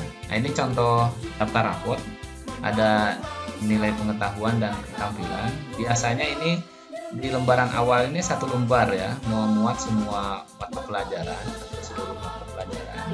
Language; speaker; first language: Indonesian; native; Indonesian